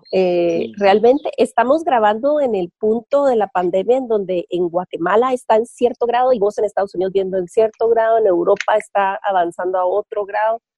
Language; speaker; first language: Spanish; native; Spanish